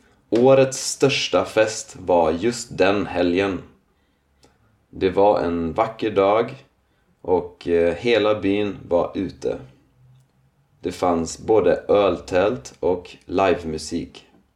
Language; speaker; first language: Swedish; native; Swedish